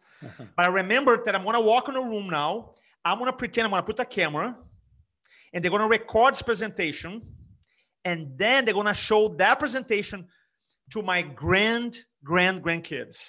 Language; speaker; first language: English; non-native, fluent; Portuguese